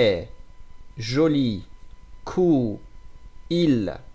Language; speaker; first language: French; non-native, fluent; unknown